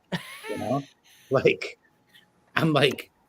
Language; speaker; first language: English; native; English